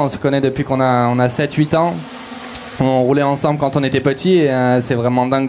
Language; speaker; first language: French; native; French